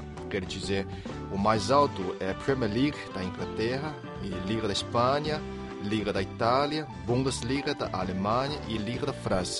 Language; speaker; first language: Portuguese; non-native, fluent; Chinese